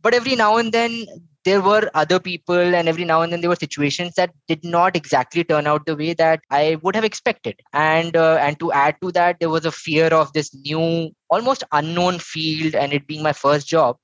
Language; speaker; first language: English; non-native, local second language; Hindi